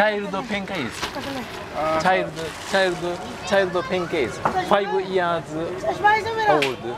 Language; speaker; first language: English; non-native, learner; Japanese